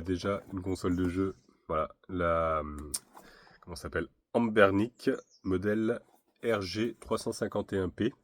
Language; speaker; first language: French; native; French